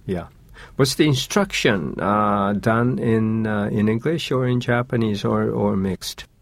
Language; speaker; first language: English; non-native, fluent; Japanese